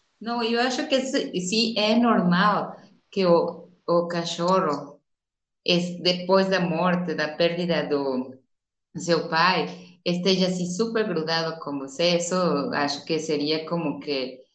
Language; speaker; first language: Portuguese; non-native, fluent; Spanish